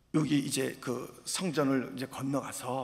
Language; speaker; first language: Korean; native; Korean